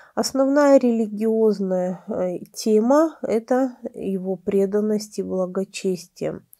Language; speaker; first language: Russian; native; Russian